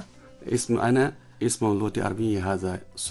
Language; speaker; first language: Arabic; non-native, learner; Chinese